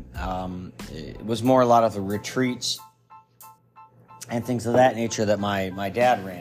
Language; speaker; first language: English; native; English